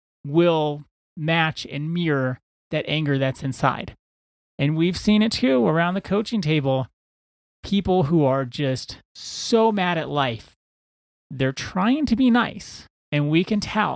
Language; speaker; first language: English; native; English